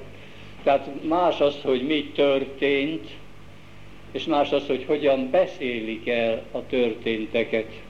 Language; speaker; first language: Hungarian; native; Hungarian